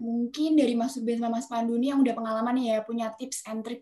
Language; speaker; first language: Indonesian; native; Indonesian